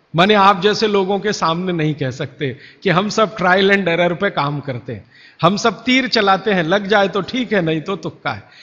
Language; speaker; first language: Hindi; native; Hindi